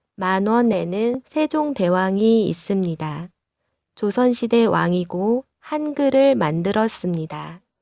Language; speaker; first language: Korean; non-native, fluent; Vietnamese